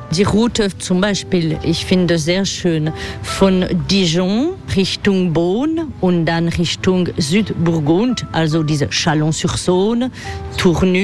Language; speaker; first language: German; non-native, fluent; French